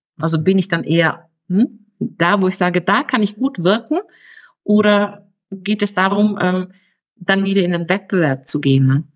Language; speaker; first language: German; early bilingual, other home language; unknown